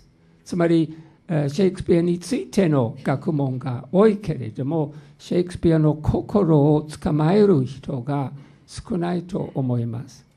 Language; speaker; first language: Japanese; non-native, fluent; English